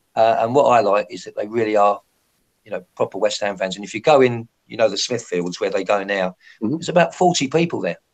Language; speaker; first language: English; native; English